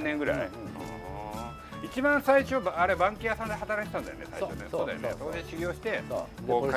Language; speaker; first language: Japanese; native; Japanese